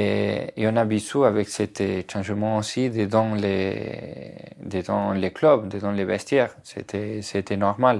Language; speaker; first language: French; non-native, fluent; Spanish